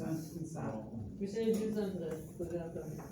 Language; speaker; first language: French; non-native, learner; Turkish